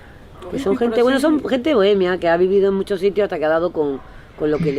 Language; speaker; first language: Spanish; native; Spanish